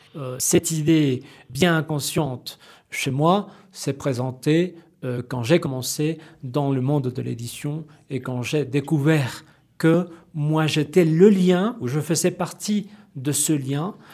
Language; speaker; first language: French; non-native, fluent; Spanish